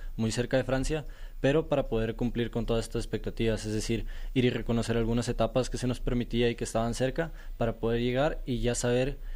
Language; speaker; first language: Spanish; native; Spanish